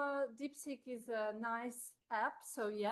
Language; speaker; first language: English; non-native, fluent; Russian